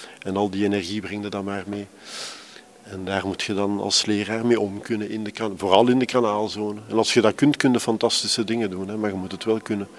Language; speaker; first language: Dutch; native; Dutch